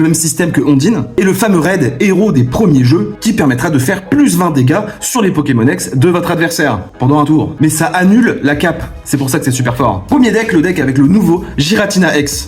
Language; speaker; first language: French; native; French